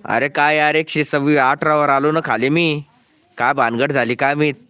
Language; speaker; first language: Hindi; non-native, local second language; Marathi